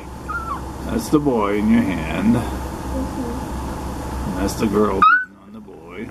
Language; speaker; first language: English; native; English